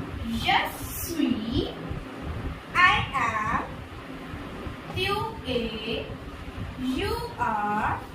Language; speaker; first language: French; non-native, fluent; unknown